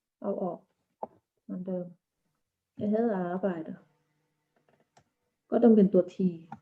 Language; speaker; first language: Danish; non-native, learner; Thai